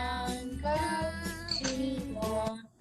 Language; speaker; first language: Chinese; non-native, learner; English